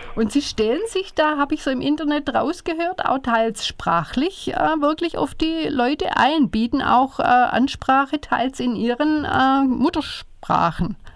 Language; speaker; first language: German; native; German